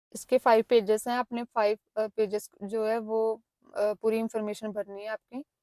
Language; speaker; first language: Hindi; non-native, local second language; Punjabi